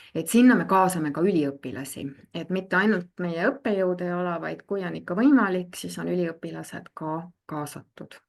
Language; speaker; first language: Estonian; native; Estonian